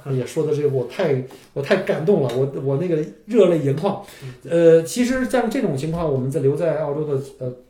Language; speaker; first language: Chinese; native; Chinese